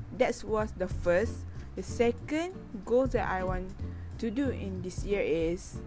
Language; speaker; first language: English; non-native, learner; Malay